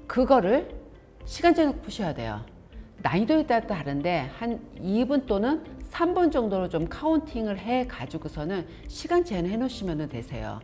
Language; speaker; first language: Korean; native; Korean